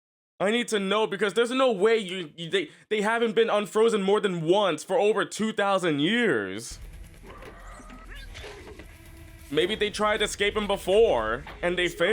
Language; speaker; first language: English; native; English